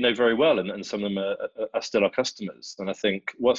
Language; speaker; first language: English; native; English